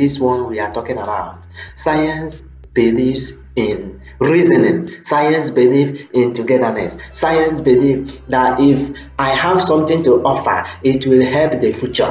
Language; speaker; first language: English; non-native, local second language; Igbo